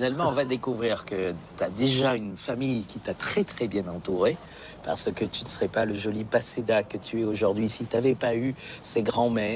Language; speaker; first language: French; native; French